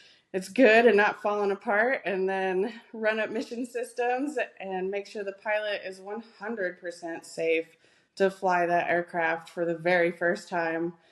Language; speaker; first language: English; native; English